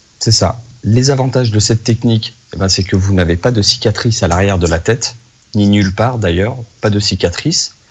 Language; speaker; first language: French; native; French